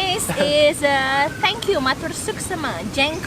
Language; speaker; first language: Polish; non-native, learner; Balinese